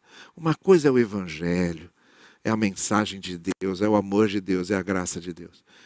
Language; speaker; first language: Portuguese; native; Portuguese